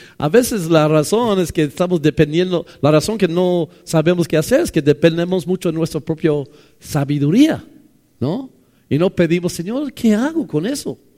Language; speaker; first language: Spanish; non-native, fluent; English